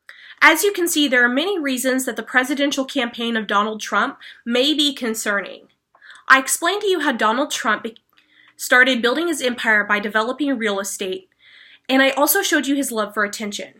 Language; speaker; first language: English; native; English